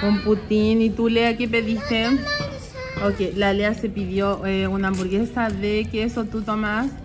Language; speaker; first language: Spanish; native; Spanish